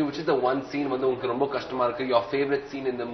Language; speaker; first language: Tamil; native; Tamil